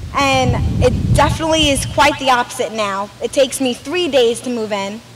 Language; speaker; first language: English; native; English